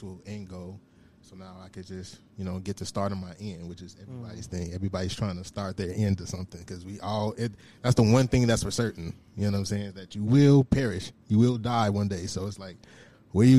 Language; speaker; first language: English; native; English